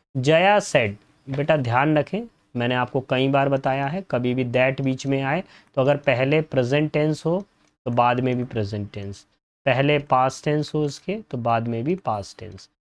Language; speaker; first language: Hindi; native; Hindi